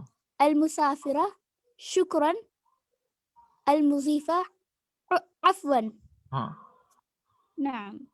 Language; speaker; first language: Arabic; non-native, learner; Urdu